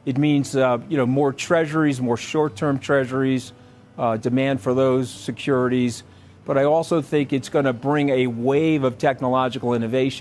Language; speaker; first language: English; native; English